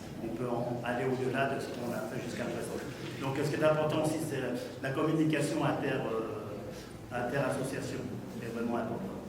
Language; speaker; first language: French; native; French